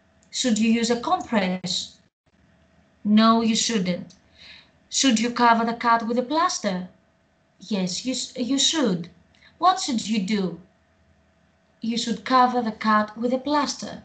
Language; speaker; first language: English; non-native, fluent; Greek